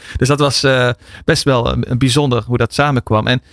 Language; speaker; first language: Dutch; native; Dutch